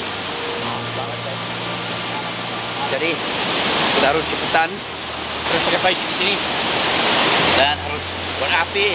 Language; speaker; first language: Indonesian; non-native, learner; English